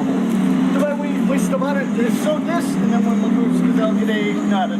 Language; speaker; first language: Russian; non-native, learner; English